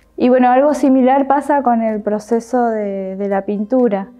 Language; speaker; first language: Spanish; native; Spanish